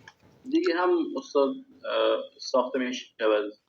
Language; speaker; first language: Persian; non-native, learner; Urdu